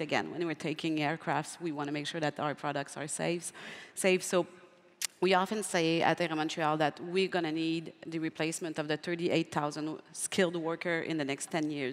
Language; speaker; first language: English; non-native, fluent; French